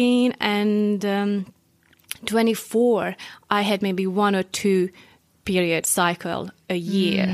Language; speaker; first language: English; non-native, fluent; Hungarian